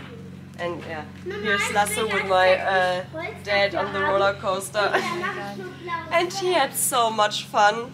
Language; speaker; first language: English; non-native, fluent; German